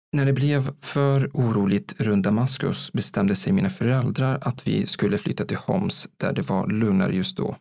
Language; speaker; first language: Swedish; non-native, fluent; Arabic